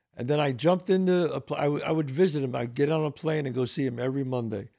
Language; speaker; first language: English; early bilingual, other home language; Italian